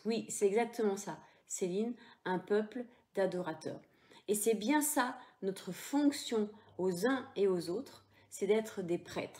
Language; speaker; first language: French; native; French